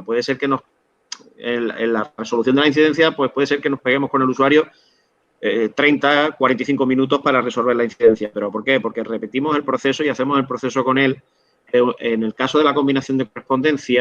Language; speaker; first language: Spanish; native; Spanish